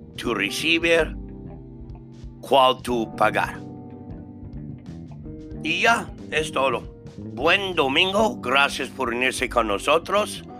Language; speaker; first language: Spanish; non-native, learner; English